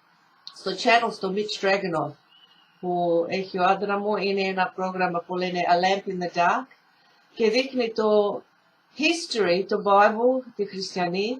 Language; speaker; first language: Greek; early bilingual, heritage; Greek